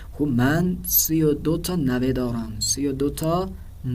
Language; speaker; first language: Persian; non-native, fluent; Urdu